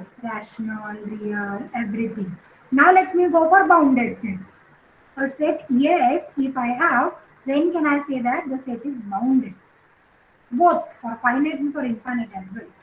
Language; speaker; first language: English; non-native, local second language; Marathi